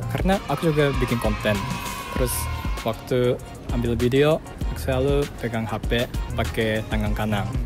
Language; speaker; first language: Indonesian; non-native, fluent; Japanese